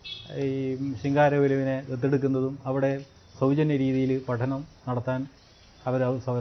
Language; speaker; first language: Malayalam; native; Malayalam